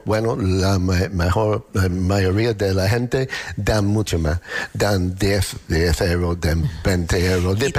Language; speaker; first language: Spanish; non-native, learner; English